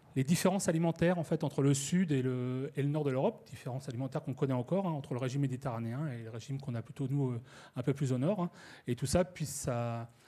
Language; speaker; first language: French; native; French